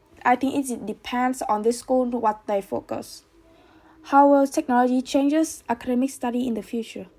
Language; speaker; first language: English; non-native, learner; Vietnamese